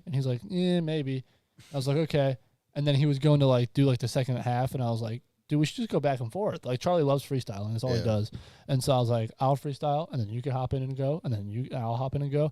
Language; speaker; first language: English; native; English